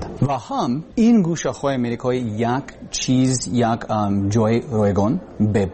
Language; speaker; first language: Persian; non-native, learner; English